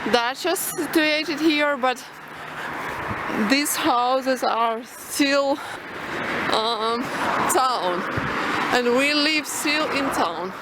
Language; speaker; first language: English; non-native, local second language; Russian